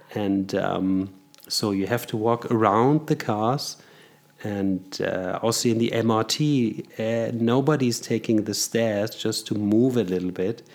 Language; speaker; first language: English; non-native, fluent; German